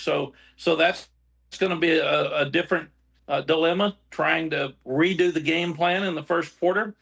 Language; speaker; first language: English; native; English